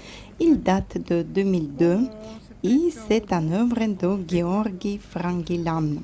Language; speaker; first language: French; non-native, fluent; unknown